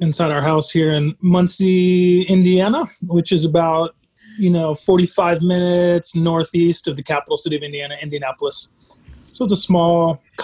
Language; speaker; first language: English; native; English